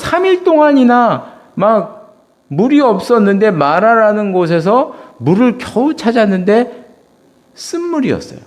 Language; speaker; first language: Korean; native; Korean